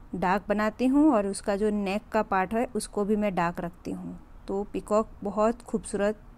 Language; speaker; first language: Hindi; non-native, local second language; Gujarati